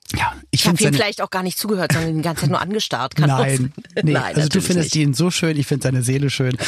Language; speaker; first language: German; non-native, fluent; English